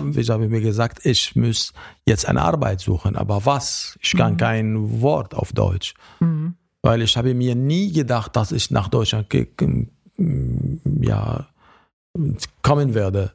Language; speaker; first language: German; non-native, fluent; Arabic